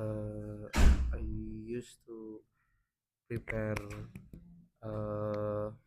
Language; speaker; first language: English; non-native, learner; Indonesian